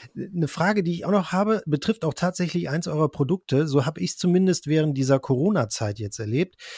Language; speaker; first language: German; native; German